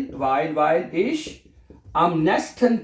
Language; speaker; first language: German; non-native, fluent; Urdu